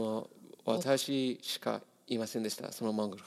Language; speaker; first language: Japanese; non-native, learner; English